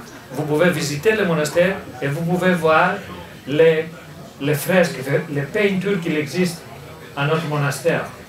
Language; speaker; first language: French; non-native, fluent; Greek